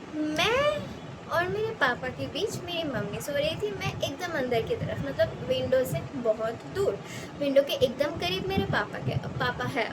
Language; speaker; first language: Hindi; non-native, local second language; Bangla